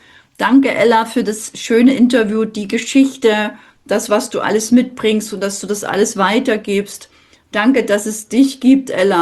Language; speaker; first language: German; native; German